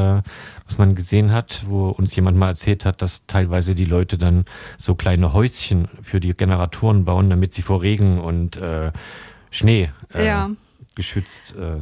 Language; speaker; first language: German; native; German